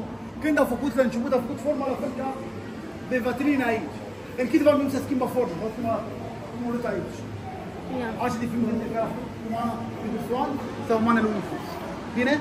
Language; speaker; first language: Romanian; non-native, learner; Arabic